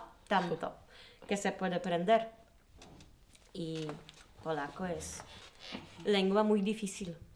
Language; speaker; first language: Spanish; non-native, learner; Polish